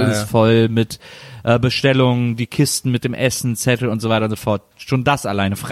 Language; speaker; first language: German; native; German